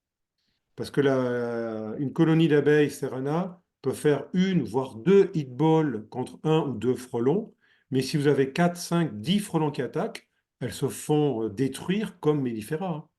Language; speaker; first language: French; native; French